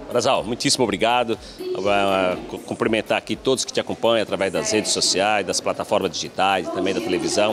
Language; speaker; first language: Portuguese; native; Portuguese